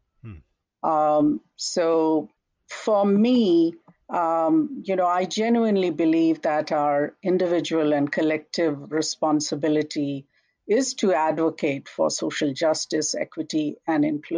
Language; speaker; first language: English; non-native, local second language; Hindi